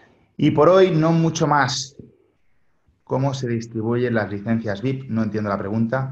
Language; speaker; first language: Spanish; native; Spanish